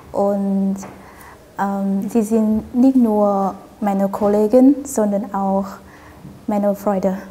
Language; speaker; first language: German; non-native, learner; Vietnamese